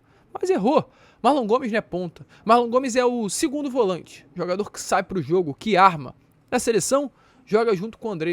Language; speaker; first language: Portuguese; native; Portuguese